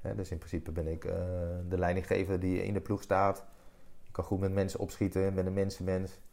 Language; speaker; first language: Dutch; native; Dutch